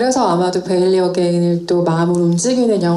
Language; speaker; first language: Korean; native; Korean